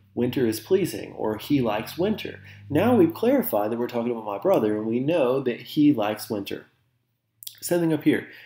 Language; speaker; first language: English; native; English